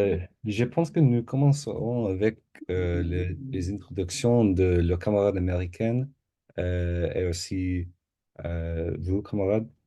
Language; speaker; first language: French; non-native, learner; English